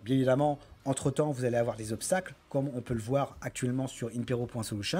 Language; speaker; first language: French; native; French